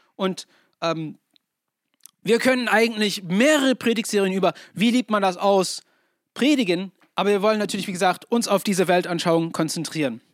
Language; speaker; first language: German; non-native, fluent; English